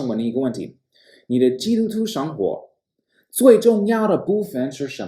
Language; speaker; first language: Chinese; non-native, fluent; English